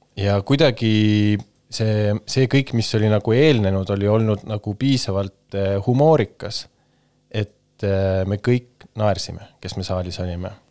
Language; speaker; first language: Estonian; native; Estonian